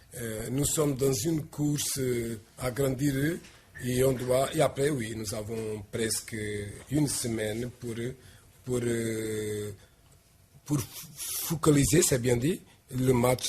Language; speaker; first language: French; non-native, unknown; Portuguese